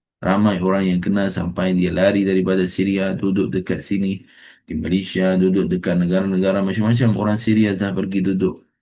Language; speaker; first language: Malay; non-native, fluent; Arabic